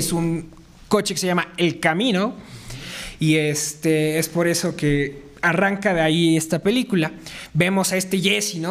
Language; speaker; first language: Spanish; native; Spanish